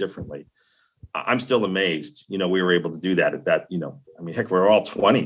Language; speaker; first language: English; native; English